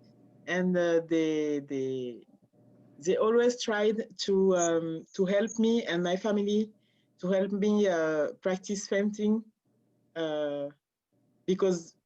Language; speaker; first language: English; non-native, learner; French